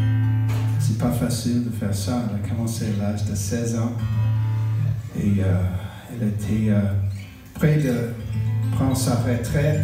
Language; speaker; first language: French; non-native, fluent; English